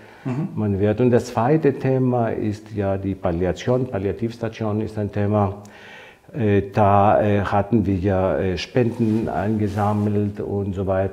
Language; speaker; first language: German; non-native, fluent; Greek